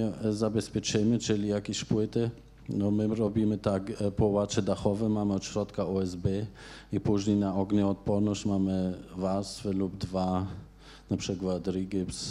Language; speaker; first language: Polish; non-native, fluent; German